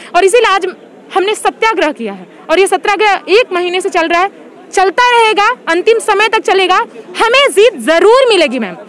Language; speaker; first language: Hindi; native; Hindi